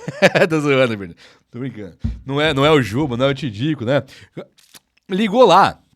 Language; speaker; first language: Portuguese; native; Portuguese